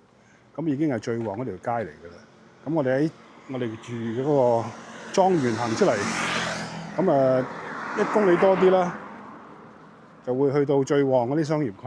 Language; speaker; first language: Cantonese; native; Cantonese